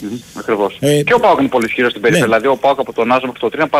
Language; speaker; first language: Greek; native; Greek